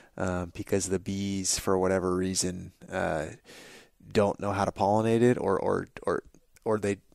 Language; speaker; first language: English; native; English